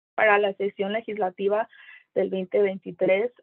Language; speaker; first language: Spanish; native; Spanish